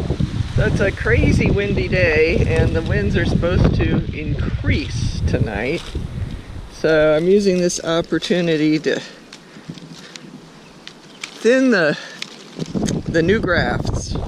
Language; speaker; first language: English; native; English